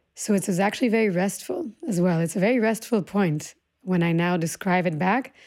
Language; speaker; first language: English; early bilingual, other home language; Hebrew